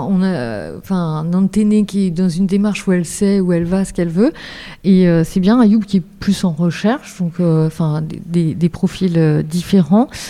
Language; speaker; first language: French; native; French